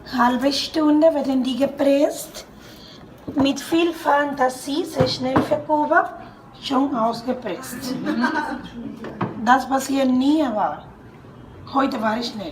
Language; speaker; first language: German; non-native, fluent; Spanish